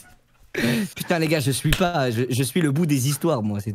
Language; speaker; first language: French; native; French